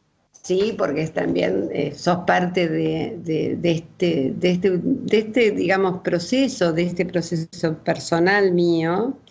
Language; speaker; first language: Spanish; native; Spanish